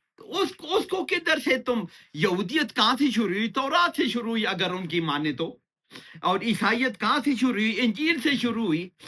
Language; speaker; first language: Urdu; non-native, local second language; Pashto